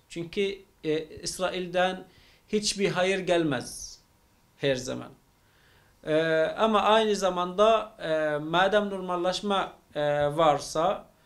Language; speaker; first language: Turkish; non-native, fluent; Arabic